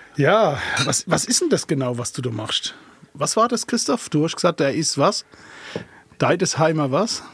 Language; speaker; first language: German; early bilingual, other home language; Arabic